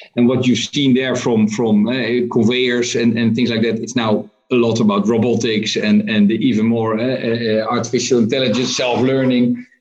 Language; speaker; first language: English; non-native, fluent; Dutch